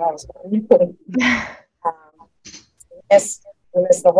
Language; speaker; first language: English; native; English